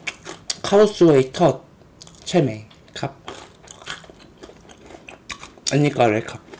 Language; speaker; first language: Thai; non-native, learner; Korean